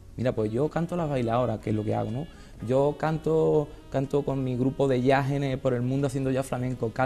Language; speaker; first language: Spanish; native; Spanish